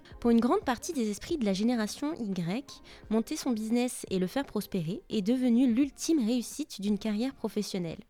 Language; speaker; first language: French; native; French